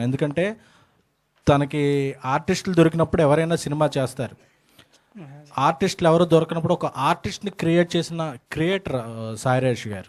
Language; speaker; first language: Telugu; native; Telugu